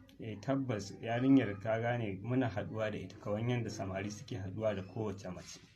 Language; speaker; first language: Hausa; native; Hausa